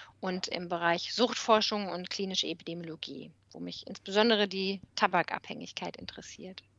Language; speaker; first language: German; native; German